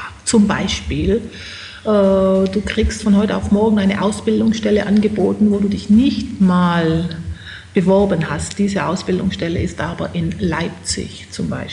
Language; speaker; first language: German; native; German